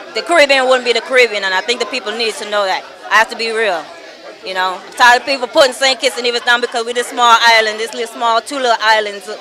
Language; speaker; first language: English; native; English